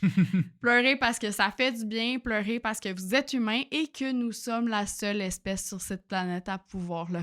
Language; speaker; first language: French; native; French